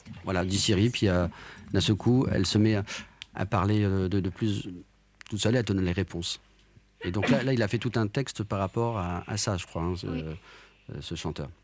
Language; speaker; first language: French; native; French